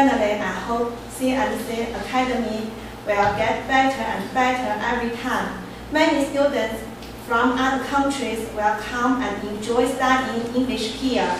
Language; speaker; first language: English; non-native, learner; Chinese